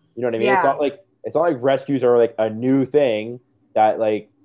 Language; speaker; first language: English; native; English